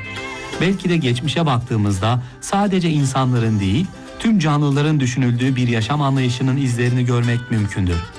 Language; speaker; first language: Turkish; native; Turkish